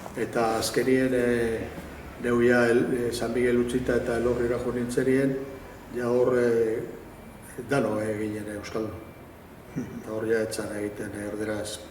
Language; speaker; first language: Basque; non-native, local second language; Spanish